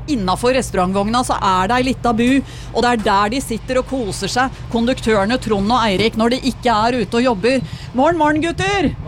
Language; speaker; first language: Norwegian; native; Norwegian